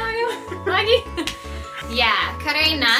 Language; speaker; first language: Indonesian; non-native, learner; English